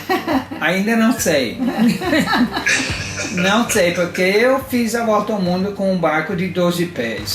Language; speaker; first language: Portuguese; non-native, fluent; Italian